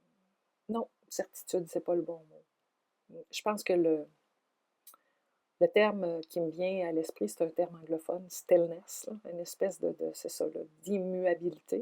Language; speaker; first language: French; native; French